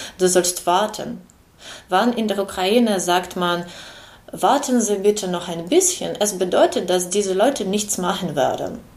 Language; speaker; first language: German; non-native, learner; Ukrainian